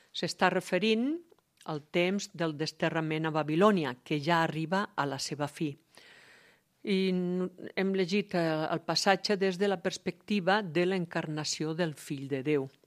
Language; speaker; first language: Catalan; native; Catalan